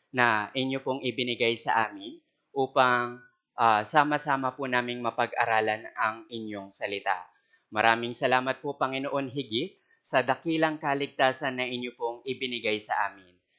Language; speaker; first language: Filipino; non-native, local second language; Pampanga